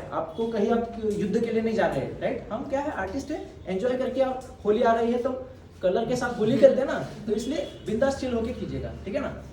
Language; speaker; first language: Hindi; non-native, local second language; Marathi